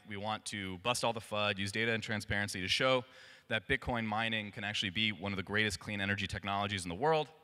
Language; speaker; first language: English; native; English